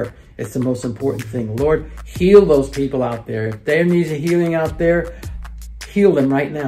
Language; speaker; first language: English; native; English